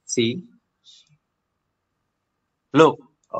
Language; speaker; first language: English; non-native, learner; Indonesian